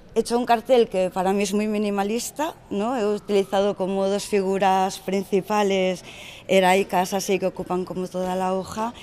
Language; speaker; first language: Spanish; native; Spanish